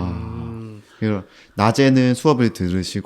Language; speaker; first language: Korean; native; Korean